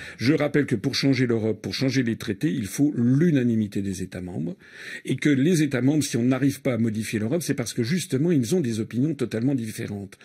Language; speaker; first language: French; native; French